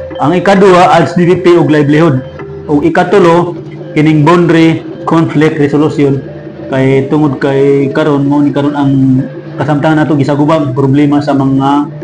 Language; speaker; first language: Cebuano; non-native, local second language; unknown